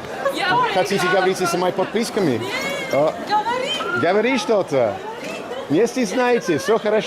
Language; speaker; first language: Russian; non-native, learner; English